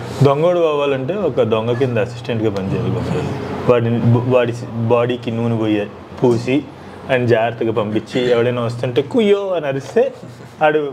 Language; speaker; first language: Telugu; native; Telugu